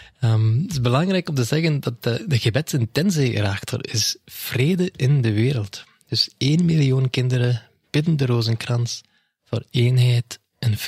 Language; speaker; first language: Dutch; non-native, fluent; English